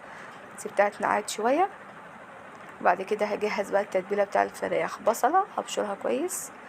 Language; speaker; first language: Arabic; native; Arabic